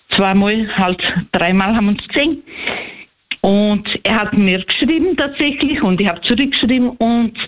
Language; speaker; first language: German; early bilingual, heritage; Portuguese